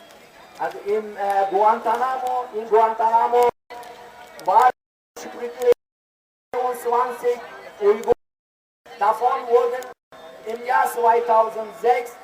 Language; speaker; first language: German; non-native, fluent; Uyghur